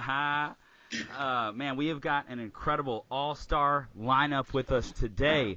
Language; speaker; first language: English; native; English